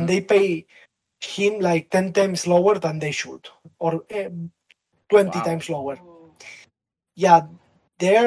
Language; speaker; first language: English; non-native, fluent; Catalan